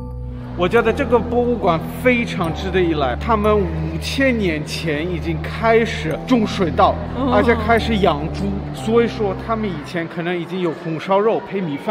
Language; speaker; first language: Chinese; non-native, fluent; German